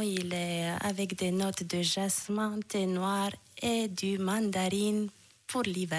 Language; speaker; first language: French; non-native, fluent; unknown